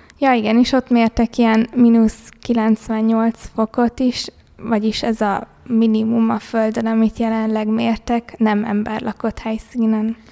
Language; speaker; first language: Hungarian; early bilingual, heritage; Hungarian